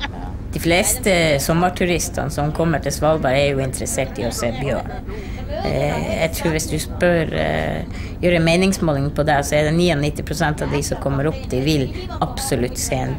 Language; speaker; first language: Norwegian; native; Norwegian